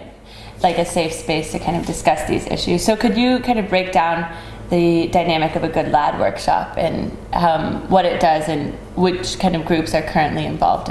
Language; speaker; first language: English; native; English